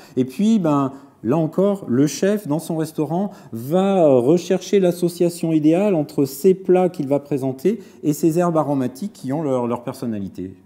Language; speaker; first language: French; native; French